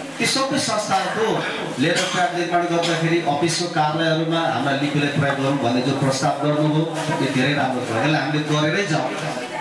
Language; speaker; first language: Nepali; non-native, local second language; Limbu